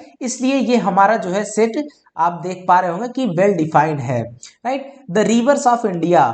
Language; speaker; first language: Hindi; native; Hindi